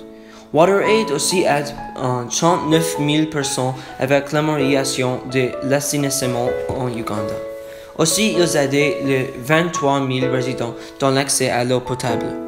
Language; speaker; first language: French; non-native, learner; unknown